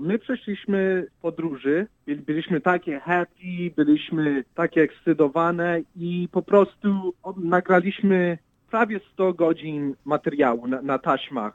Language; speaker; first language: Polish; early bilingual, heritage; English